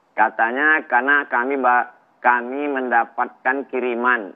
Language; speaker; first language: Indonesian; native; Indonesian